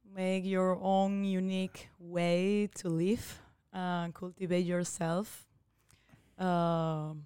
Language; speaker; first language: English; non-native, fluent; Spanish